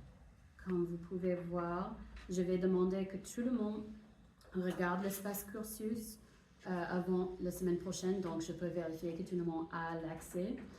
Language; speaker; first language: French; non-native, fluent; English